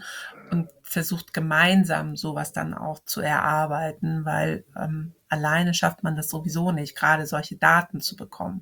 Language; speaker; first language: German; native; German